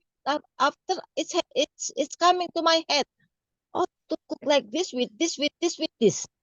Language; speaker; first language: English; non-native, learner; Indonesian